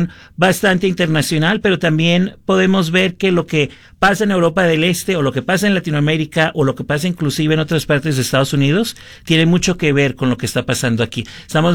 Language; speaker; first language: Spanish; early bilingual, heritage; Spanish